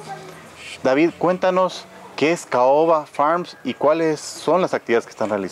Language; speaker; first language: Spanish; native; Spanish